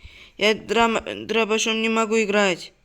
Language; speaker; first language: Russian; non-native, local second language; Uzbek